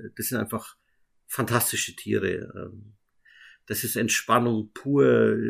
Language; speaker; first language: German; native; German